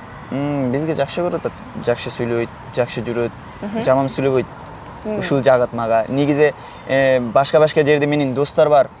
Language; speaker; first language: Kyrgyz; non-native, learner; Bangla